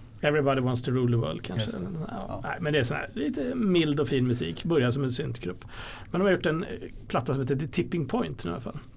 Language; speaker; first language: Swedish; native; Swedish